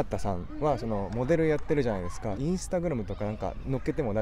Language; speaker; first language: Japanese; native; Japanese